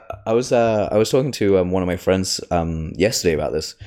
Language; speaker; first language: English; native; English